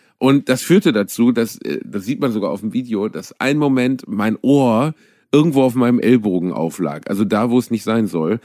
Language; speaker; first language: German; native; German